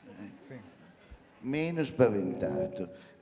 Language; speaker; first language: Italian; native; Italian